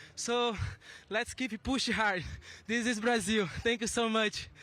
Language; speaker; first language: English; non-native, learner; Portuguese